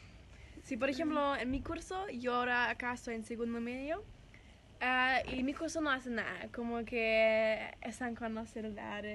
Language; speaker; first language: Spanish; non-native, fluent; German